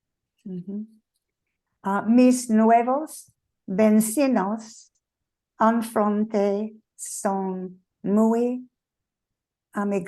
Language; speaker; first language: Spanish; non-native, learner; English